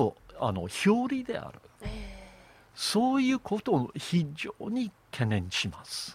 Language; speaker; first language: Japanese; non-native, fluent; English